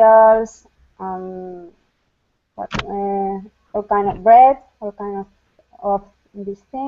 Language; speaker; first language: English; non-native, fluent; Spanish